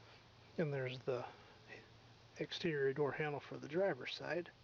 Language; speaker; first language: English; native; English